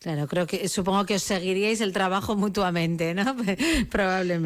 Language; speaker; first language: Spanish; native; Spanish